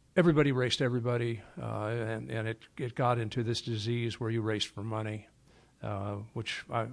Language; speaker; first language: English; native; English